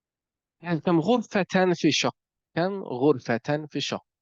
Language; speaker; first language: Arabic; non-native, fluent; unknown